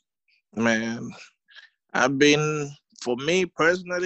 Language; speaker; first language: English; non-native, local second language; Igbo